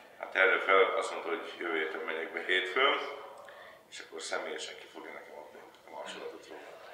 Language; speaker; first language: Hungarian; native; Hungarian